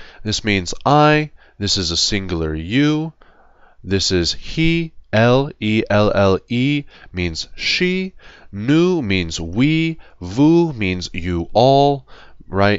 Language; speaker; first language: English; native; English